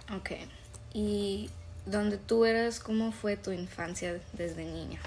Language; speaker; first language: Spanish; early bilingual, heritage; Spanish